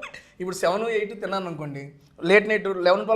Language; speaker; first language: Telugu; native; Telugu